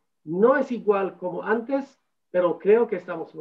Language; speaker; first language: Spanish; non-native, fluent; Hebrew